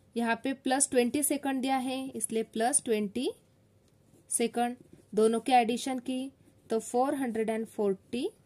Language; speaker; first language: Hindi; non-native, local second language; Marathi